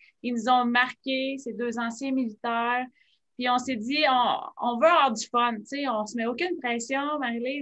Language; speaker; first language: French; native; French